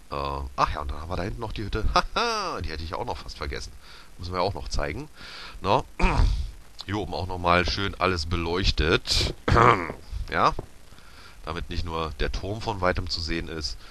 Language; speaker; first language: German; native; German